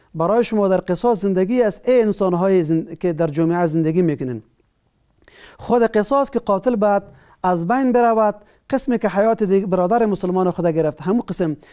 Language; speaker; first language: Persian; native; Persian